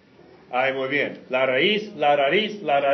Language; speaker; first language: Spanish; non-native, fluent; English